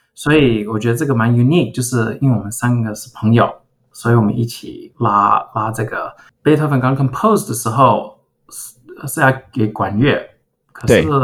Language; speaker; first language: Chinese; early bilingual, heritage; Chinese